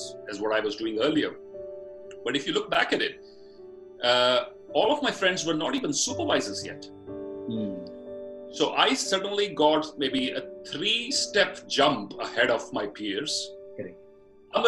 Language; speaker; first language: English; non-native, local second language; Punjabi